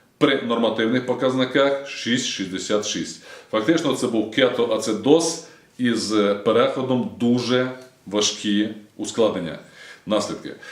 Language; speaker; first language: Ukrainian; native; Ukrainian